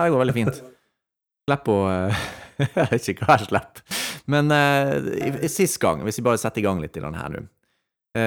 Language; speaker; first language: Norwegian; native; Norwegian